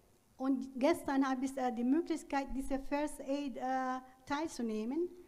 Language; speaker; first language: German; non-native, fluent; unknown